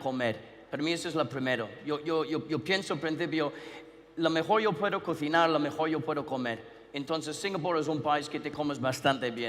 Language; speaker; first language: Spanish; non-native, learner; English